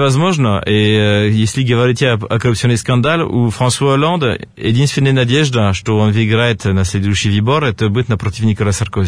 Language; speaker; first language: Russian; non-native, fluent; French